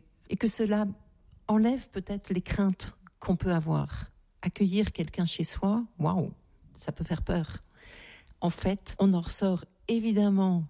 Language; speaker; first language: French; native; French